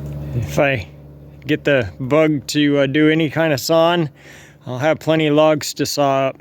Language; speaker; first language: English; native; English